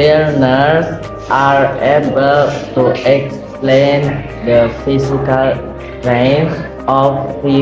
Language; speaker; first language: English; non-native, learner; Indonesian